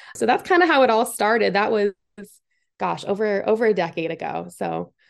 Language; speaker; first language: English; native; English